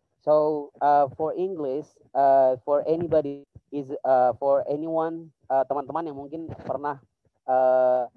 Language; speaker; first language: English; non-native, fluent; Indonesian